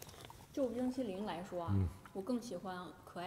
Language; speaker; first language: Chinese; native; Chinese